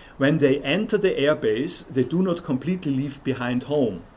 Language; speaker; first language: English; non-native, fluent; German